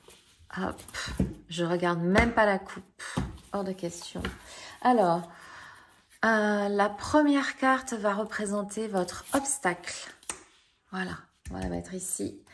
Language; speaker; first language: French; native; French